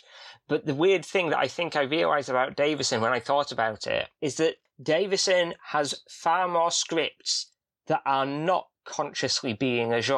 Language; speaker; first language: English; native; English